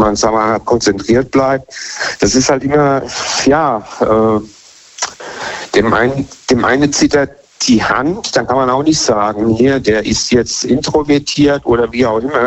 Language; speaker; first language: German; native; German